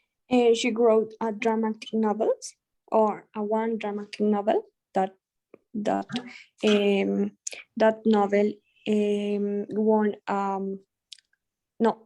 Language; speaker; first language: English; non-native, learner; Spanish